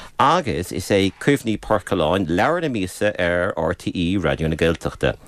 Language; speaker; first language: Irish; native; Irish